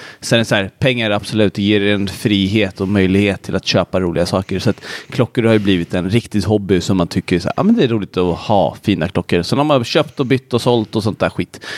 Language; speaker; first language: Swedish; early bilingual, other home language; Hindi